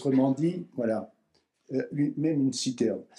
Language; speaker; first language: French; native; French